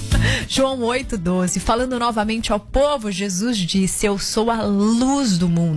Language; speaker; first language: Portuguese; native; Portuguese